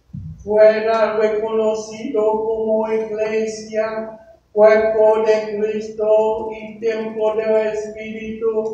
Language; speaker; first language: Spanish; non-native, learner; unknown